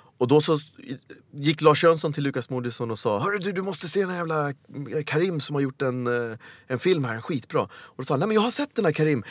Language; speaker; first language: Swedish; early bilingual, other home language; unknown